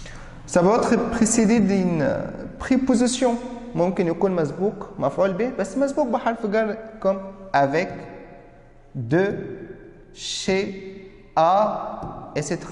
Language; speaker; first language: French; non-native, fluent; Arabic